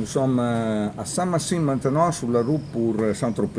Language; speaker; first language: French; non-native, learner; Italian